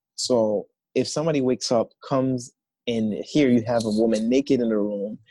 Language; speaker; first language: English; non-native, fluent; Haitian Creole